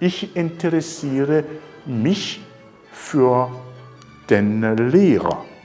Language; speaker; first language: German; non-native, fluent; Rundi